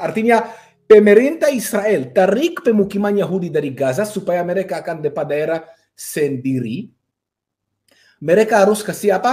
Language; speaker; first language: Indonesian; non-native, fluent; Hebrew